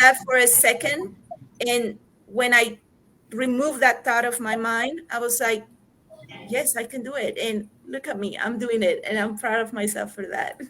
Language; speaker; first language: English; non-native, fluent; Spanish